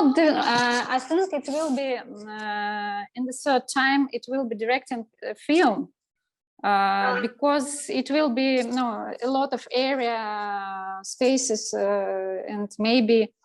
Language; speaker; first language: English; non-native, learner; Russian